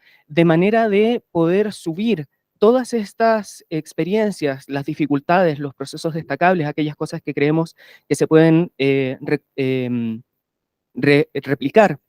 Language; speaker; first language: Spanish; native; Spanish